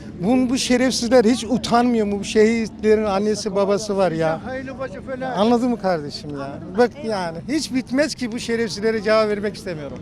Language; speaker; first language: Turkish; non-native, local second language; Kurdish